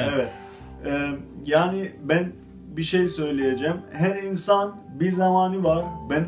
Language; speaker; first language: Turkish; non-native, fluent; Azerbaijani